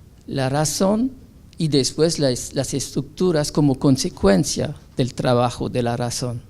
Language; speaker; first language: Spanish; non-native, fluent; French